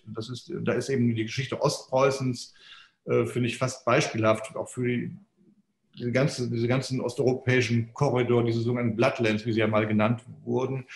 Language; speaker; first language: German; native; German